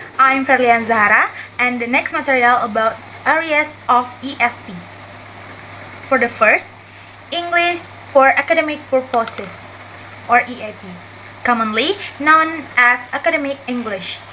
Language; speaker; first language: English; non-native, learner; Indonesian